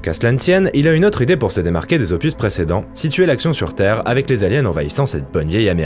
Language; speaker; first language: French; native; French